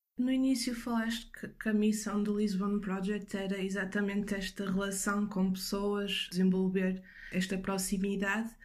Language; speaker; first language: Portuguese; native; Portuguese